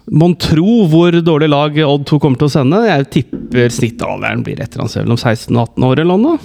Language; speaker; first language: Norwegian; native; Norwegian